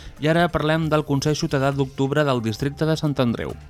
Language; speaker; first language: Catalan; native; Catalan